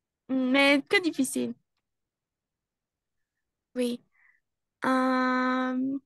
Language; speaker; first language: French; non-native, learner; Spanish